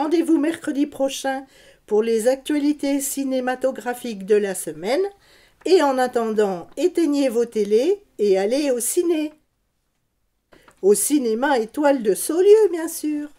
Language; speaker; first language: French; native; French